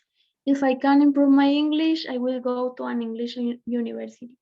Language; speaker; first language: English; non-native, learner; Spanish